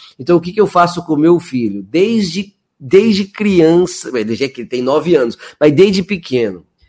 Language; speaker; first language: Portuguese; native; Portuguese